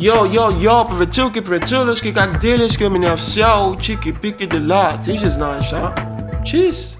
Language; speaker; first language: Russian; non-native, learner; Arabic